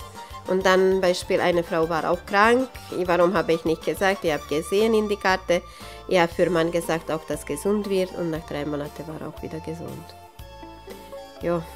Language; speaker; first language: German; non-native, local second language; Serbian